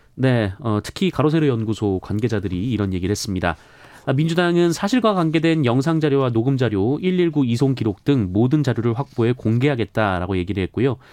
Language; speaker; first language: Korean; native; Korean